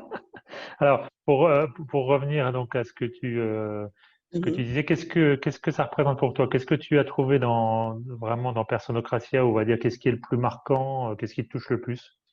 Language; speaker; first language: French; native; French